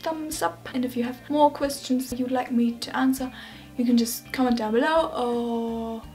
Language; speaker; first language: English; non-native, fluent; German